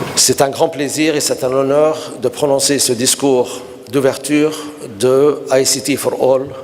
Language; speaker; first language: French; non-native, local second language; Arabic